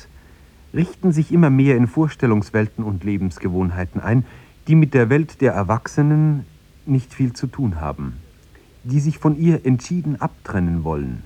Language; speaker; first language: German; native; German